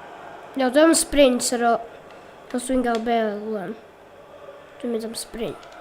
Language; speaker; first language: Welsh; native; Welsh